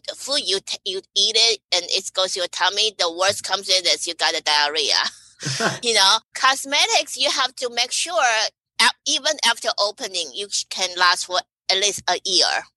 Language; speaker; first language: English; non-native, fluent; Chinese